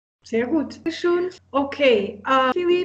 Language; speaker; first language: German; non-native, learner; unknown